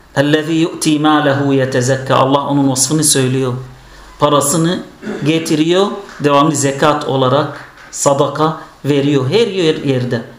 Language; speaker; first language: Turkish; non-native, fluent; Arabic